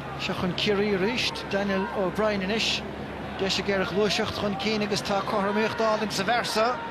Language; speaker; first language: Irish; native; Irish